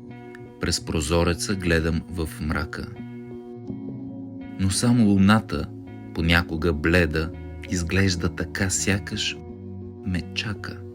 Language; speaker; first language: Bulgarian; native; Bulgarian